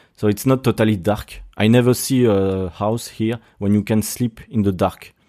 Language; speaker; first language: English; non-native, fluent; French